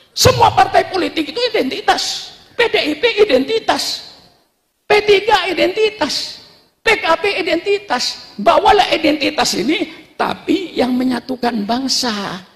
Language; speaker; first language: Indonesian; non-native, local second language; Madurese